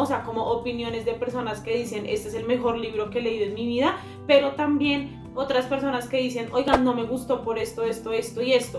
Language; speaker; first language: Spanish; native; Spanish